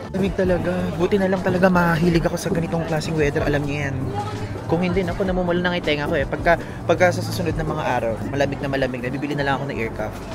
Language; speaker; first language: Filipino; native; Filipino